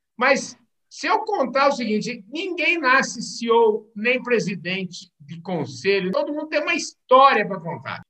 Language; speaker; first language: Portuguese; native; Portuguese